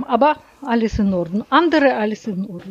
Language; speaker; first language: German; non-native, learner; Russian